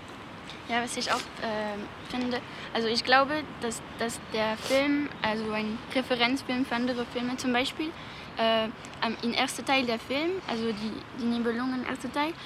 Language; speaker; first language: German; non-native, learner; French